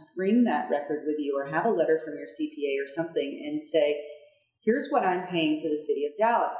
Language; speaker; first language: English; native; English